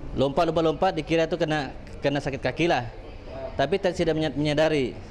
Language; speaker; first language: Malay; native; Malay